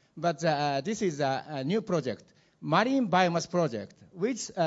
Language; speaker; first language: English; non-native, learner; Japanese